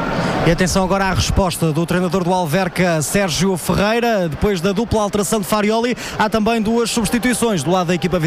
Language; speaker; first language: Portuguese; native; Portuguese